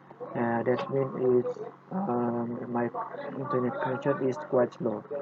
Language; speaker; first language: English; non-native, local second language; Malay